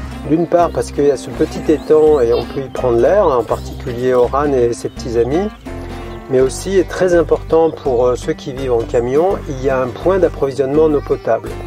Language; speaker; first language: French; native; French